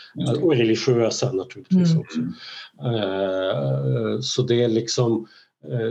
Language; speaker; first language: Swedish; non-native, fluent; Russian